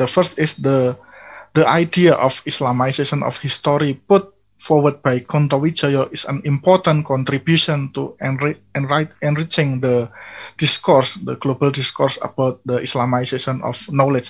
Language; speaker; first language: English; non-native, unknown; Indonesian